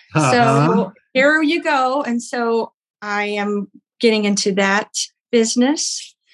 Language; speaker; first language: English; native; English